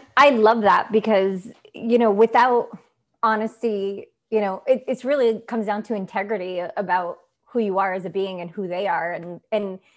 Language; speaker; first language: English; non-native, fluent; Italian